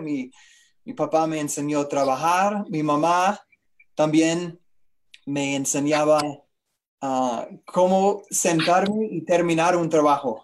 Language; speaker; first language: Spanish; non-native, learner; English